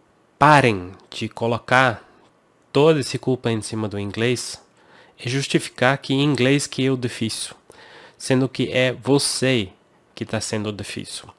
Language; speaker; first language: Portuguese; non-native, fluent; English